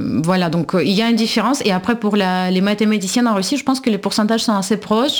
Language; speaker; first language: French; non-native, fluent; Russian